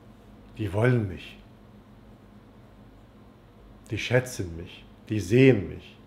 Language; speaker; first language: German; non-native, fluent; Turkish